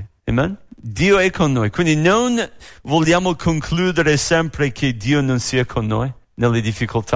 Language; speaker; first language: Italian; non-native, fluent; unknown